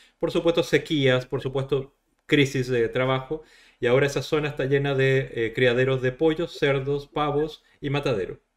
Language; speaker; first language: Spanish; native; Spanish